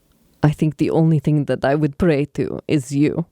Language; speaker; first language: English; native; English